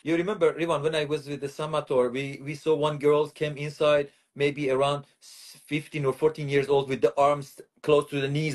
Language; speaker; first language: English; non-native, fluent; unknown